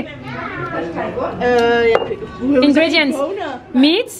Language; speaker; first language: English; non-native, learner; French